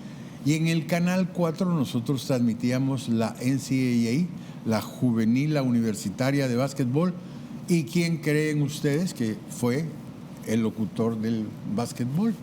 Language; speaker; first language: Spanish; native; Spanish